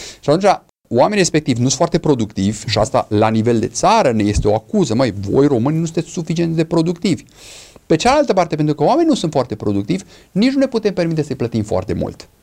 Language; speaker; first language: Romanian; non-native, fluent; English